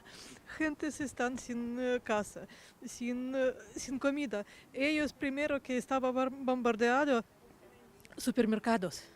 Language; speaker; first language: Spanish; non-native, learner; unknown